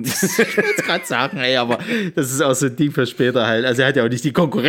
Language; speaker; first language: German; native; German